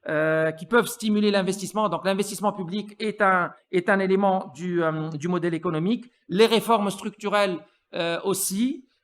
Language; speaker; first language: French; non-native, local second language; Arabic